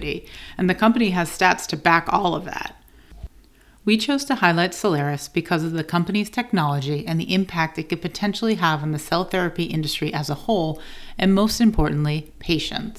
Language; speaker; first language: English; native; English